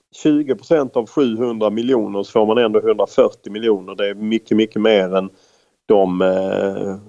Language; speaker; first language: Swedish; native; Swedish